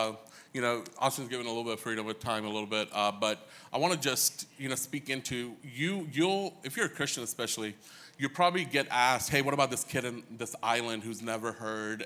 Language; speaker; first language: English; early bilingual, other home language; Hindi